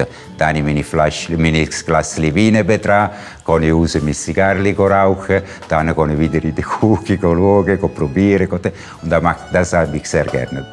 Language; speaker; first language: German; non-native, fluent; Italian